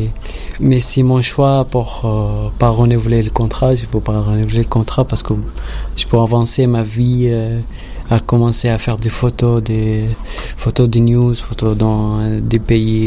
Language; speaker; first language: French; non-native, learner; Arabic